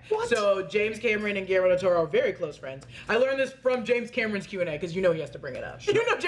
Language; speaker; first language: English; native; English